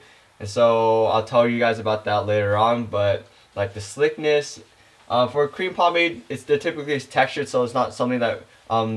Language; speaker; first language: English; native; English